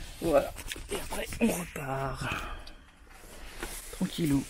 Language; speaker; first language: French; native; French